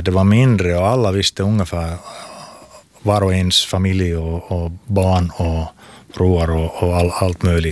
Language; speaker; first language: Swedish; non-native, local second language; Finnish